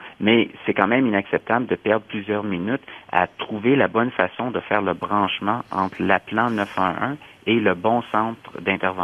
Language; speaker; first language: French; native; French